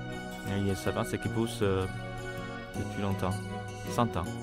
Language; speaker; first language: French; non-native, fluent; Vietnamese